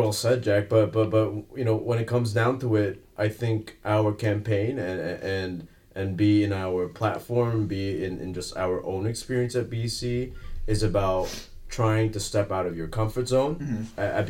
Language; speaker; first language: English; native; English